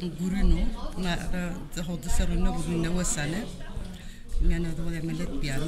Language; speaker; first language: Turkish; non-native, local second language; Zaza